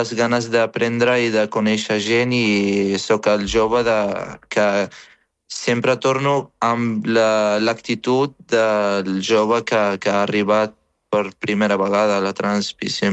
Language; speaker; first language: Catalan; non-native, fluent; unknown